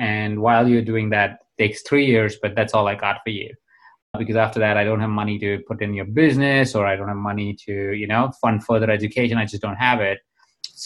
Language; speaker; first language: English; non-native, local second language; Hindi